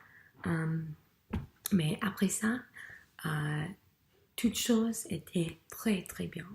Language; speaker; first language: French; non-native, learner; English